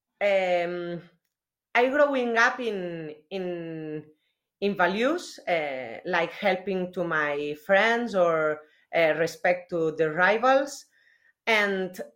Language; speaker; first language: English; non-native, learner; Spanish